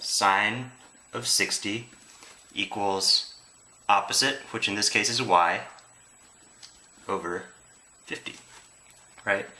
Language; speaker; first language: English; native; English